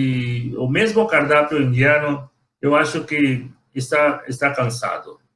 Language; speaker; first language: Portuguese; non-native, fluent; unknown